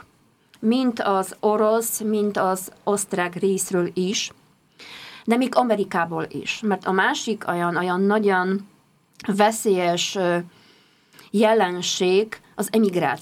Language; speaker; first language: Hungarian; non-native, fluent; Polish